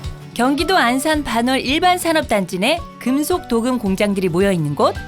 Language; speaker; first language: Korean; native; Korean